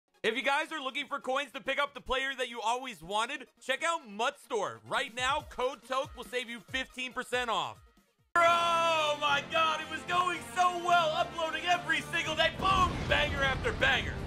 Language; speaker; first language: English; native; English